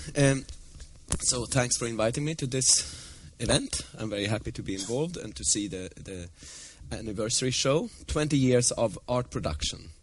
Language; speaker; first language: English; non-native, fluent; Swedish